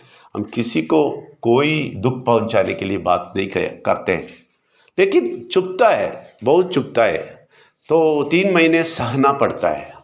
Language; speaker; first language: Hindi; non-native, local second language; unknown